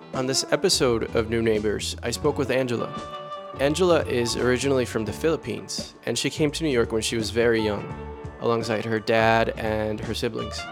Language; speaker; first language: English; non-native, fluent; Spanish